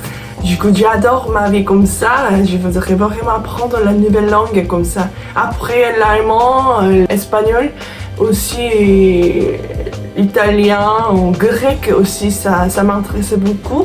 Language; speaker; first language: French; non-native, fluent; Korean